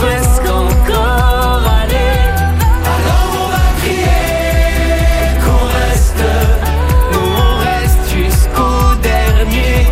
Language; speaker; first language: French; native; French